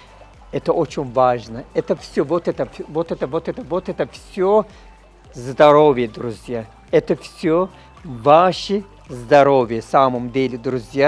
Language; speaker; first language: Russian; non-native, learner; Turkish